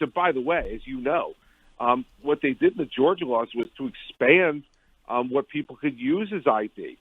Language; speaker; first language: English; native; English